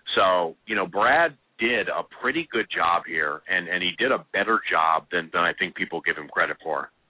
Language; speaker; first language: English; native; English